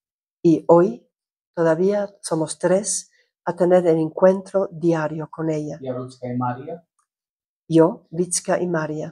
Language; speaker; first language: Spanish; non-native, fluent; Croatian